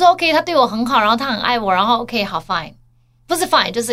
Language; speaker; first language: Chinese; early bilingual, heritage; Chinese